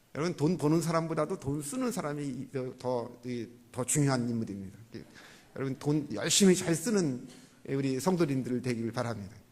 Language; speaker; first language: Korean; native; Korean